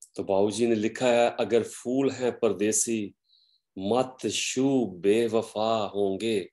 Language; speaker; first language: Hindi; non-native, local second language; Punjabi